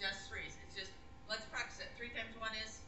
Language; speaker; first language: English; native; English